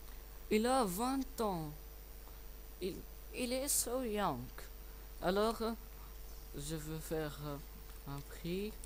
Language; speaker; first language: French; non-native, learner; English